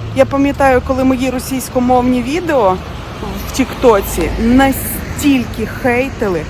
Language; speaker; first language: Ukrainian; non-native, local second language; Russian